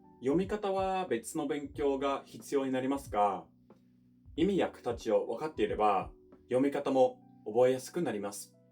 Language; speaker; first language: Japanese; non-native, fluent; English